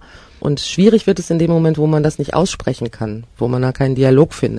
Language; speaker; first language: German; native; German